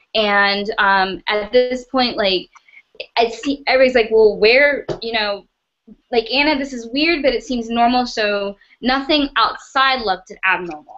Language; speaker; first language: English; native; English